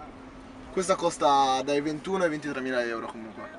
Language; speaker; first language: Italian; native; Italian